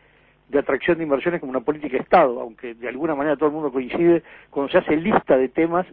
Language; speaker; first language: Spanish; native; Spanish